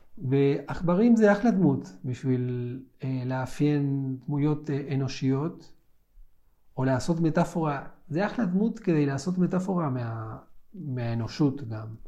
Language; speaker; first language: Hebrew; native; Hebrew